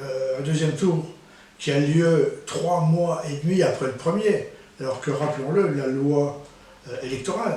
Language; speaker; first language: French; native; French